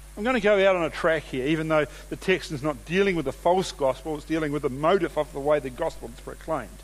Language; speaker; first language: English; native; English